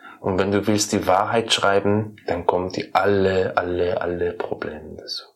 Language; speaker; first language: German; non-native, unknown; Persian